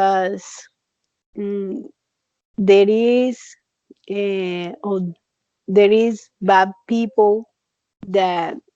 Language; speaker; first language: English; non-native, learner; Spanish